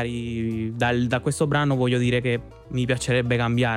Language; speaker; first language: Italian; non-native, fluent; Spanish